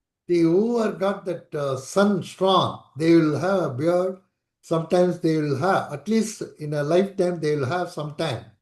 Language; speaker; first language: English; non-native, local second language; Tamil